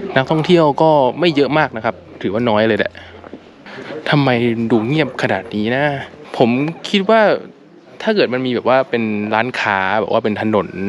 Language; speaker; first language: Thai; native; Thai